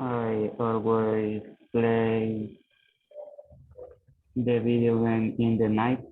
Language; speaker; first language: English; non-native, learner; Spanish